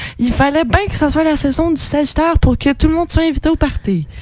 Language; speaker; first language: French; native; French